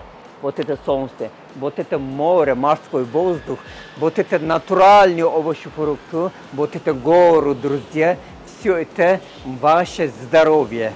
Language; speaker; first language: Russian; non-native, learner; Turkish